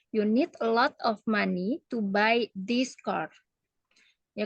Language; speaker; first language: English; non-native, fluent; Indonesian